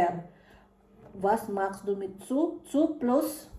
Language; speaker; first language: German; non-native, fluent; Filipino